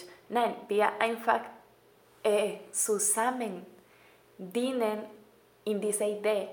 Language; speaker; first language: German; non-native, learner; Spanish